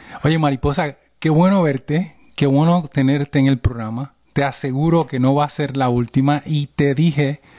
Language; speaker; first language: Spanish; native; Spanish